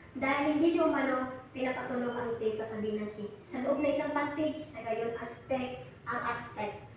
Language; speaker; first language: Filipino; non-native, local second language; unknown